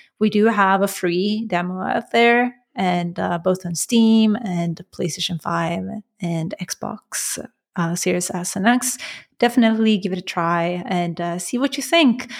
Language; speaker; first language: English; non-native, fluent; Persian